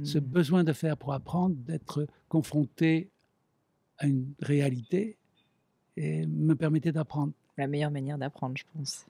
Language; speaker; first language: French; native; French